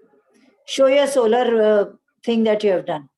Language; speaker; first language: English; non-native, local second language; Hindi